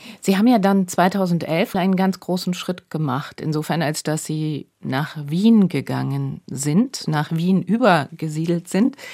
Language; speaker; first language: German; native; German